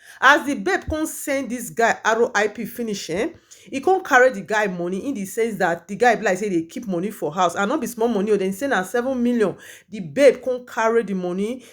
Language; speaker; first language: Nigerian Pidgin; native; Nigerian Pidgin